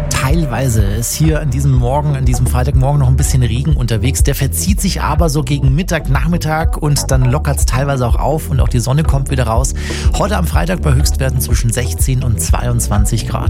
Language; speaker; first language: German; native; German